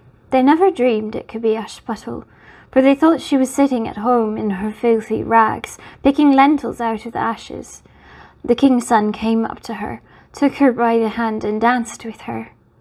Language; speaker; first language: English; native; English